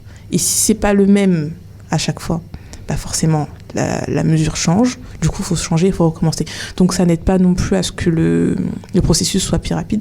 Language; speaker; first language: French; native; French